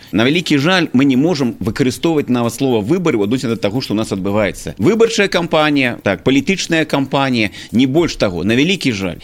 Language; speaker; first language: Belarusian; native; Belarusian